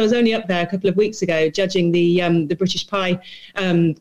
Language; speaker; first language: English; native; English